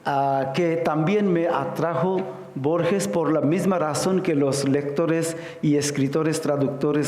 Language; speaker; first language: Spanish; non-native, fluent; Bangla